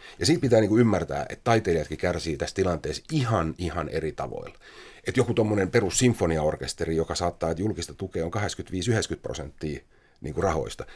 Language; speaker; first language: Finnish; native; Finnish